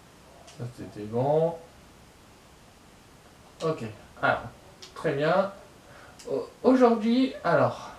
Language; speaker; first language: French; native; French